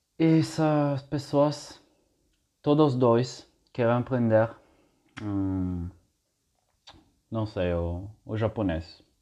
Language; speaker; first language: Portuguese; non-native, fluent; Italian